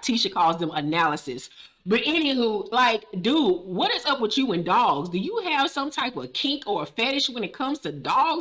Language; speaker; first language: English; native; English